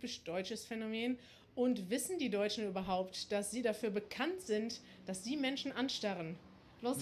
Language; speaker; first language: German; native; German